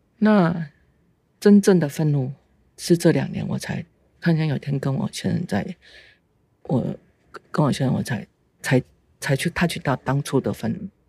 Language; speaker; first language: Chinese; native; Chinese